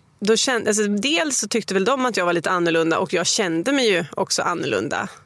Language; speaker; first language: Swedish; native; Swedish